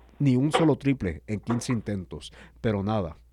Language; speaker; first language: Spanish; native; Spanish